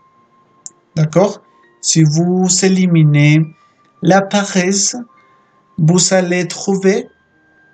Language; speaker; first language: French; non-native, fluent; Spanish